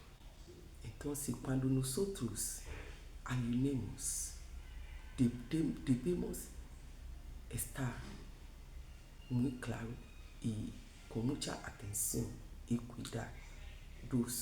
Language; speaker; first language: Spanish; non-native, fluent; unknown